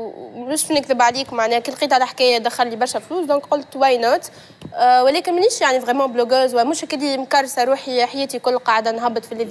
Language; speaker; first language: Arabic; native; Arabic